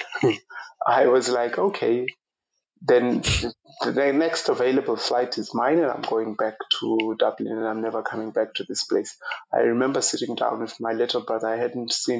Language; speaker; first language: English; non-native, local second language; Xhosa